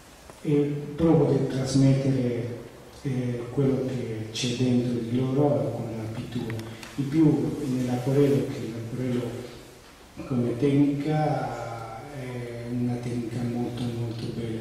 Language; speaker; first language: Italian; non-native, fluent; Spanish